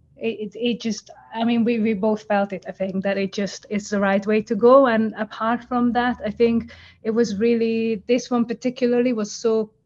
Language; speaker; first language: English; non-native, fluent; Hungarian